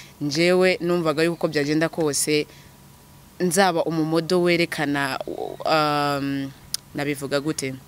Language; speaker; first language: Kinyarwanda; native; Kinyarwanda